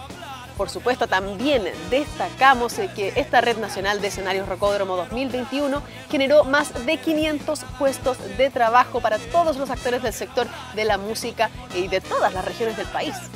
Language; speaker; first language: Spanish; native; Spanish